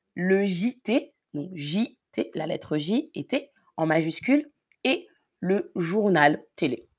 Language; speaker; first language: French; native; French